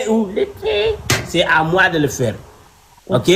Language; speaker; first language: French; non-native, local second language; Fula